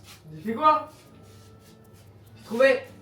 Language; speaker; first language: French; native; French